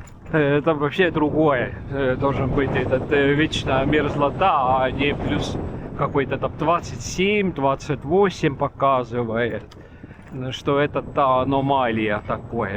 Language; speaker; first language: Russian; non-native, local second language; Estonian